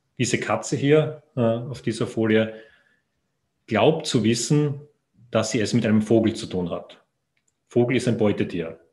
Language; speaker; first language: German; native; German